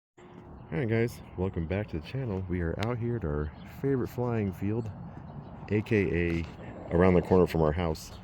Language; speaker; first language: English; native; English